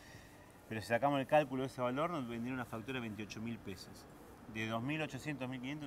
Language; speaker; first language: Spanish; native; Spanish